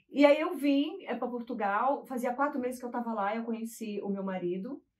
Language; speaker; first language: Portuguese; native; Portuguese